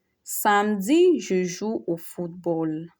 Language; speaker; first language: French; non-native, fluent; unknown